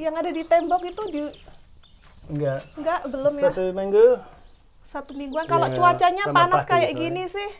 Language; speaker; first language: Indonesian; native; Indonesian